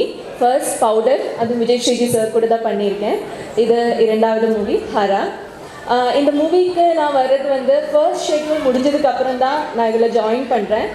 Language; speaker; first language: Tamil; non-native, fluent; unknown